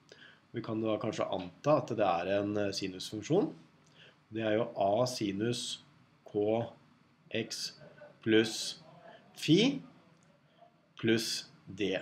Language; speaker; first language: Norwegian; native; Norwegian